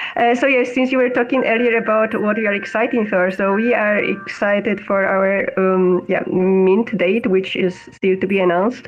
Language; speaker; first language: English; non-native, fluent; Polish